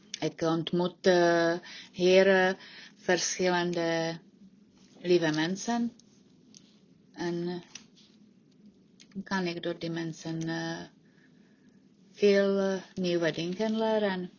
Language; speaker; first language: Dutch; non-native, learner; Czech